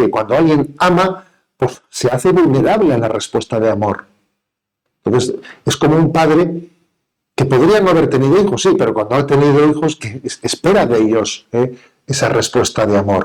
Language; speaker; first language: Spanish; native; Spanish